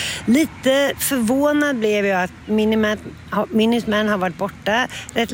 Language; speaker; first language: Swedish; native; Swedish